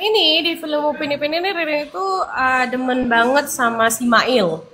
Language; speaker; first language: Indonesian; native; Indonesian